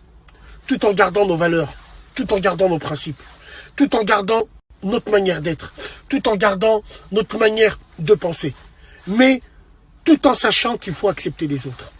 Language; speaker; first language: French; native; French